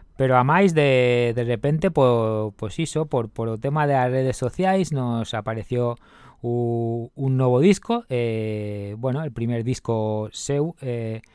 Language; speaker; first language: Galician; non-native, local second language; Spanish